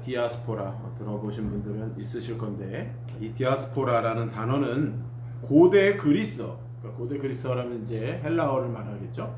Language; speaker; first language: Korean; native; Korean